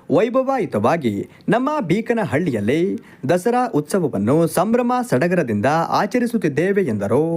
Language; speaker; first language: Kannada; native; Kannada